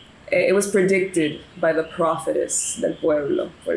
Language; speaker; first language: English; non-native, local second language; Spanish